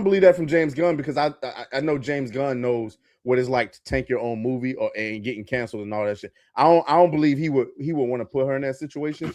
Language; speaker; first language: English; native; English